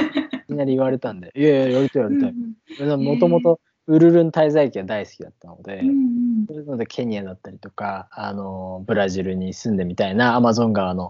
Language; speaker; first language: Japanese; native; Japanese